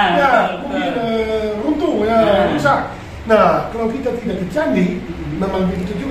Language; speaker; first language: Indonesian; non-native, fluent; Dutch